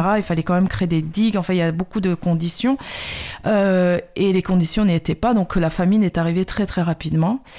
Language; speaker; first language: French; early bilingual, other home language; Khmer